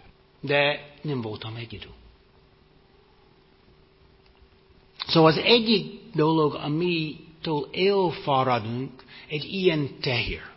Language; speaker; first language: Hungarian; non-native, fluent; English